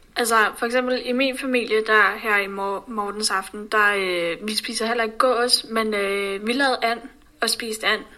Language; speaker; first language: Danish; native; Danish